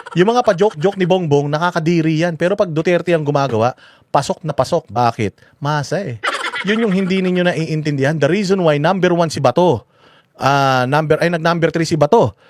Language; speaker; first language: Filipino; native; Filipino